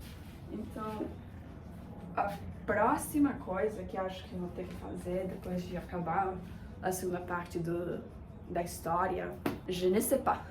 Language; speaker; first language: Portuguese; non-native, fluent; Spanish